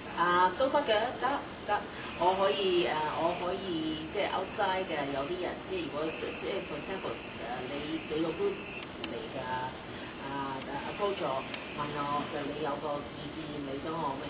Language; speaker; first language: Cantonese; early bilingual, heritage; Cantonese